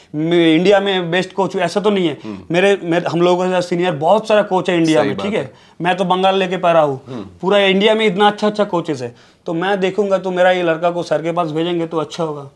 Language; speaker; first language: Hindi; non-native, local second language; Bangla